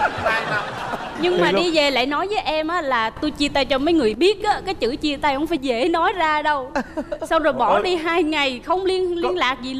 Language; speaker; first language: Vietnamese; native; Vietnamese